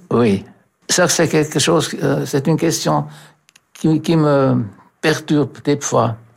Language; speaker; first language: French; non-native, fluent; German